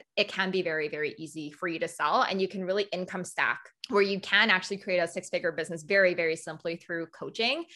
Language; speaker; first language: English; native; English